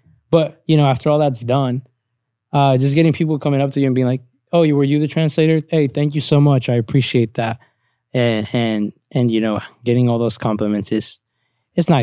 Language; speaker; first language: English; early bilingual, other home language; Spanish